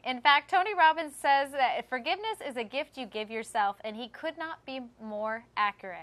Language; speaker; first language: English; native; English